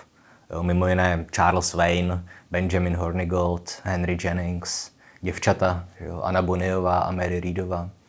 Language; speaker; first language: Czech; native; Czech